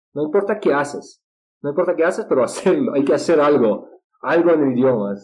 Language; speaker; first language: Spanish; non-native, fluent; Russian